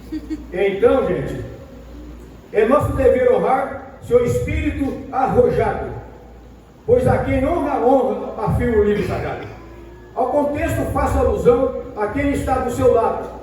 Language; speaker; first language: Portuguese; native; Portuguese